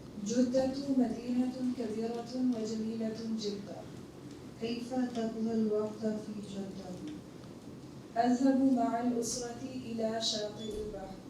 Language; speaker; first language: Arabic; non-native, learner; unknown